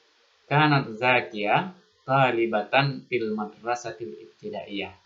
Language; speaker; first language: Arabic; non-native, fluent; Indonesian